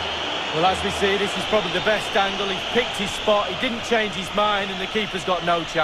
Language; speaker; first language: English; native; English